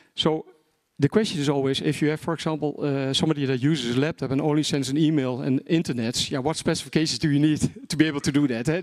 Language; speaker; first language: English; non-native, fluent; Dutch